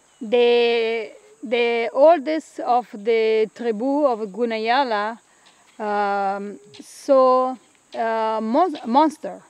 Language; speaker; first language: English; non-native, learner; Italian